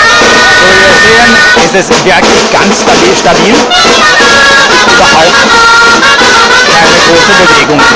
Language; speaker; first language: German; non-native, fluent; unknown